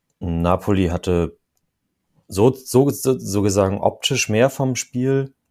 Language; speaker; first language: German; native; German